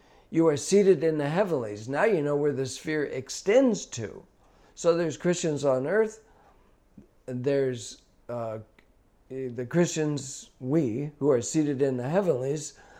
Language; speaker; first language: English; native; English